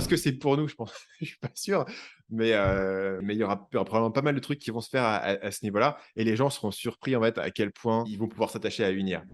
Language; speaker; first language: French; native; French